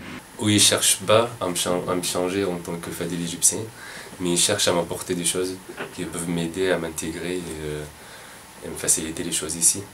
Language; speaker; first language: French; non-native, fluent; Arabic